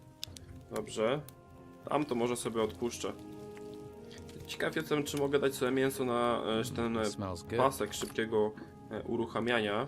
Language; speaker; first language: Polish; native; Polish